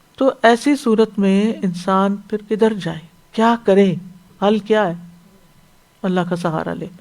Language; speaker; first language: Urdu; native; Urdu